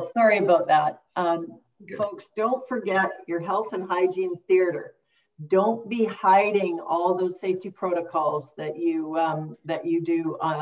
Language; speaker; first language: English; native; English